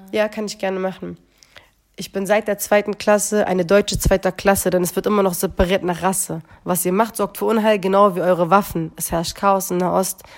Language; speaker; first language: German; early bilingual, other home language; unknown